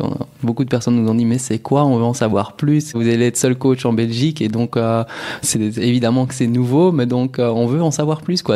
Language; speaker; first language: French; native; French